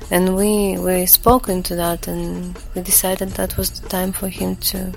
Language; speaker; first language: English; non-native, fluent; Latvian